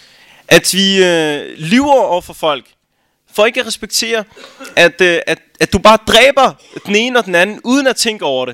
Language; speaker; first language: Danish; early bilingual, other home language; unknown